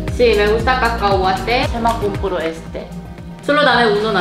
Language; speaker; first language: Spanish; non-native, learner; Korean